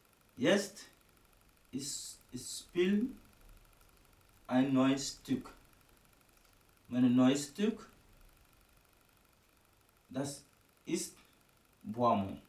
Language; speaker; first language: German; non-native, learner; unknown